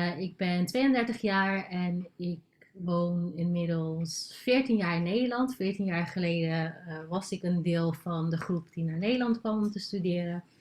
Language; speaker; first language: Dutch; non-native, local second language; Papiamento